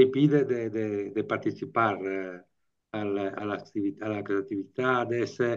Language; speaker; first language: Spanish; non-native, learner; Italian